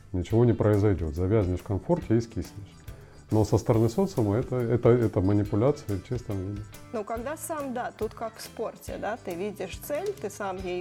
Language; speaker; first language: Russian; native; Russian